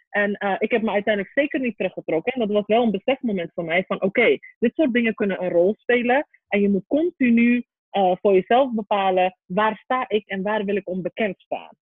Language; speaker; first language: Dutch; early bilingual, other home language; Persian